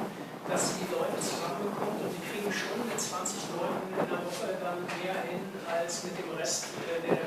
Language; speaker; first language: German; native; German